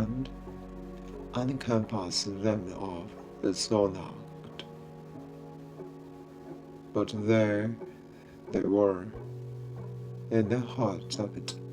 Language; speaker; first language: English; non-native, fluent; Japanese